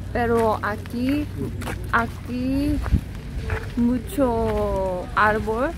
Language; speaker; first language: Spanish; non-native, learner; Korean